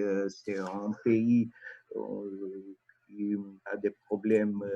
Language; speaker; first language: French; non-native, fluent; Portuguese